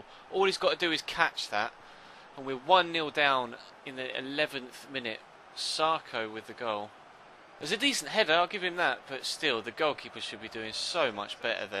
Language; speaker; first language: English; native; English